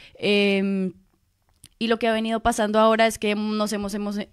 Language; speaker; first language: Spanish; native; Spanish